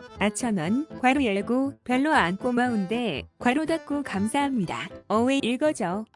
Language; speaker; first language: Korean; native; Korean